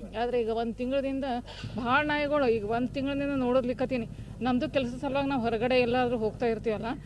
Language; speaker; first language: Kannada; native; Kannada